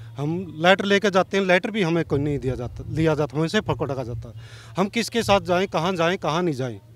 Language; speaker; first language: Hindi; non-native, local second language; Punjabi